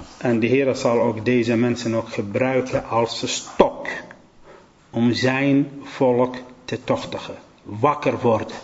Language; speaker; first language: Dutch; non-native, fluent; Assyrian Neo-Aramaic